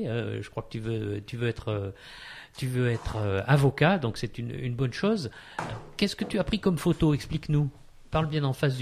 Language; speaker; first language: French; native; French